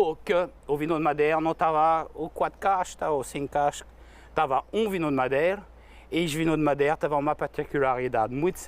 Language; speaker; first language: Portuguese; non-native, learner; French